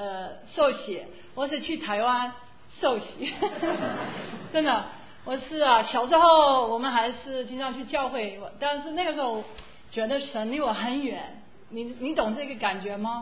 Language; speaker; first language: Chinese; non-native, fluent; English